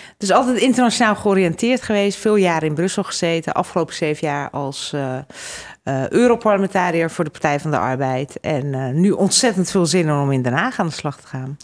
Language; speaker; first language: Dutch; early bilingual, other home language; Hungarian